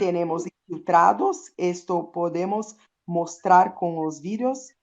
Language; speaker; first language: Spanish; non-native, learner; Portuguese